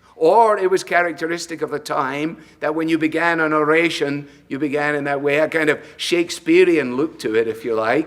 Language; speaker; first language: English; native; English